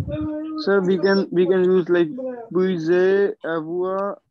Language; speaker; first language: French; non-native, learner; Hindi